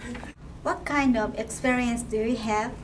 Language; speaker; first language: English; non-native, learner; Japanese